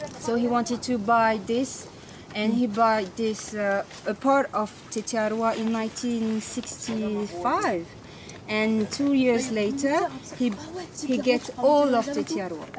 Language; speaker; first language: English; non-native, learner; French